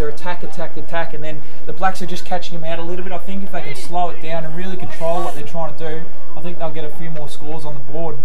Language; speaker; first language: English; native; English